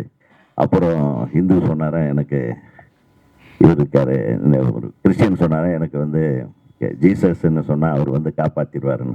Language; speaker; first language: Tamil; native; Tamil